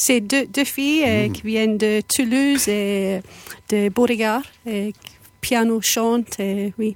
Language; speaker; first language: French; non-native, fluent; English